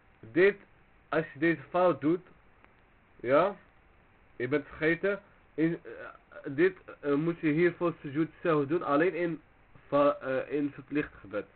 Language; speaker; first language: Dutch; early bilingual, other home language; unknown